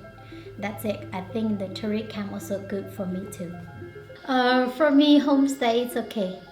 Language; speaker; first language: English; non-native, learner; Hmong